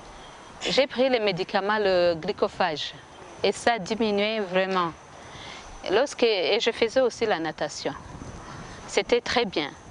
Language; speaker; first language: French; non-native, local second language; Kinyarwanda